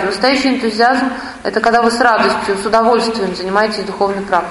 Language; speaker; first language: Russian; native; Russian